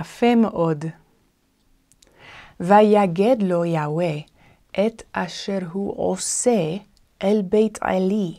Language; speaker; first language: Hebrew; non-native, fluent; English